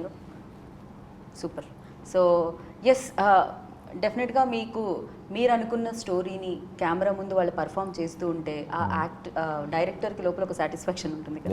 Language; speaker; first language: Telugu; native; Telugu